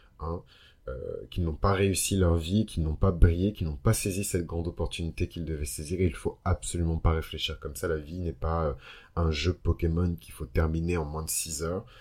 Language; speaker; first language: French; early bilingual, other home language; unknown